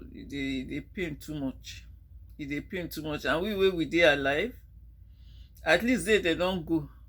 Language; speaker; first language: Nigerian Pidgin; non-native, local second language; Yoruba